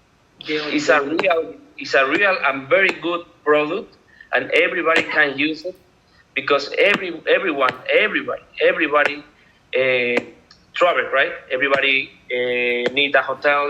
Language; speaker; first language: English; non-native, learner; Spanish